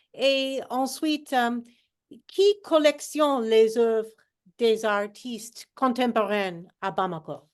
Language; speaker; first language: French; non-native, fluent; English